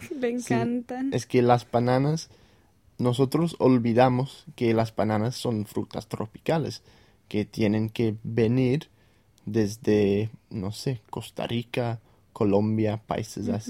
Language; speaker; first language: Spanish; non-native, fluent; English